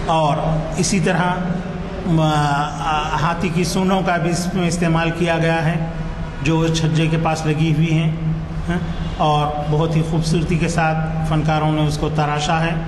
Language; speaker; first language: Urdu; native; Urdu